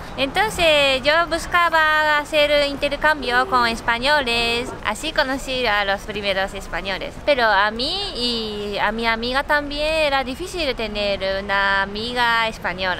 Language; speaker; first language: Spanish; non-native, learner; Japanese